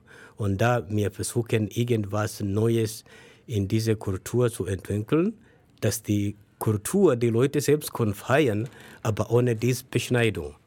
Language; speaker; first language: German; non-native, learner; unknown